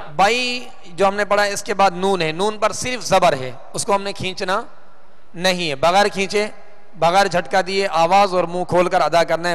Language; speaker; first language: Urdu; native; Urdu